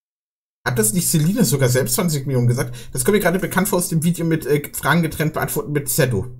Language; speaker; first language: German; native; German